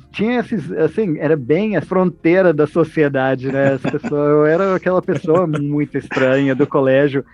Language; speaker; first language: Portuguese; non-native, fluent; English